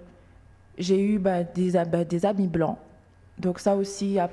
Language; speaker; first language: French; early bilingual, other home language; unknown